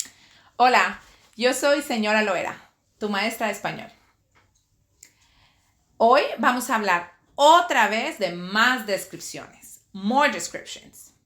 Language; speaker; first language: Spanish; early bilingual, heritage; Spanish